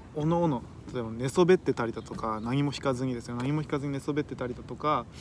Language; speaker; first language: Japanese; native; Japanese